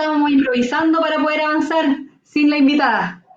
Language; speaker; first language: Spanish; native; Spanish